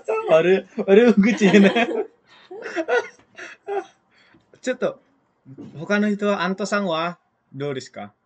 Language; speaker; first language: Japanese; non-native, fluent; Indonesian